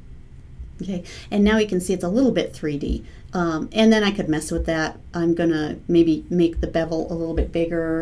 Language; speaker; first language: English; native; English